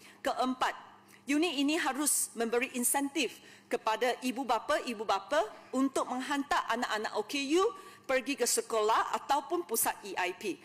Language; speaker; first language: Malay; non-native, local second language; Chinese